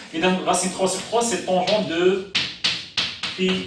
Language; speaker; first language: French; non-native, local second language; Arabic